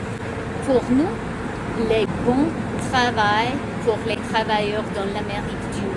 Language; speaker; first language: French; non-native, local second language; English